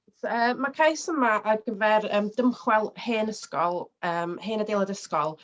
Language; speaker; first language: Welsh; native; Welsh